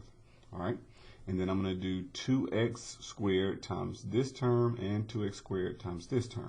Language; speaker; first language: English; native; English